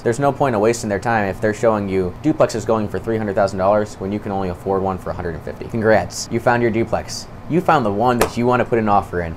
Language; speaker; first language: English; native; English